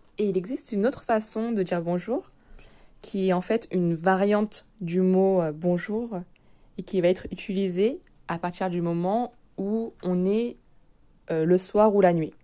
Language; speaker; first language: French; native; French